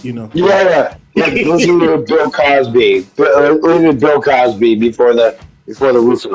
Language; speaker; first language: English; native; English